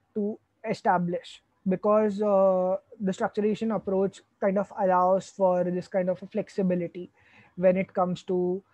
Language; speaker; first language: English; non-native, local second language; Hindi